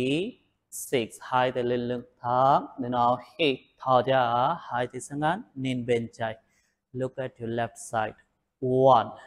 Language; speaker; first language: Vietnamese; non-native, learner; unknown